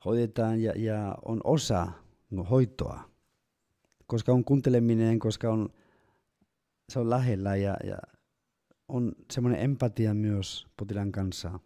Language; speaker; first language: Finnish; non-native, fluent; Spanish